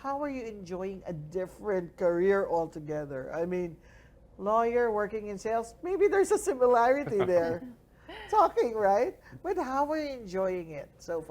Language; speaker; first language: English; non-native, local second language; Filipino